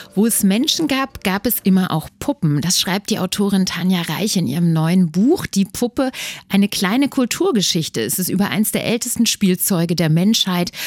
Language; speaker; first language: German; native; German